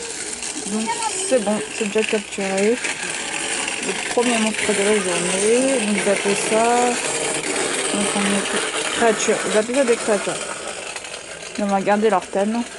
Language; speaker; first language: French; native; French